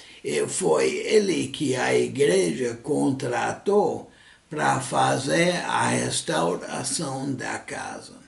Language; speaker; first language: Portuguese; non-native, fluent; English